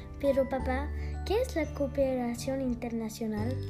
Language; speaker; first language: Spanish; early bilingual, heritage; Spanish